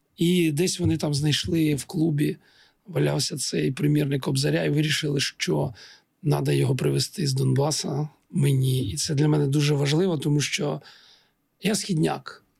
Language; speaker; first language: Ukrainian; non-native, local second language; Russian